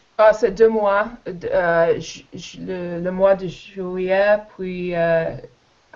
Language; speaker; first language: French; non-native, learner; English